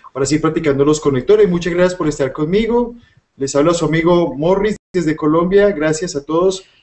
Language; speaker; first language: Spanish; native; Spanish